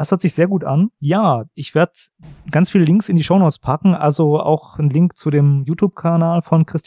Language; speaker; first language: German; native; German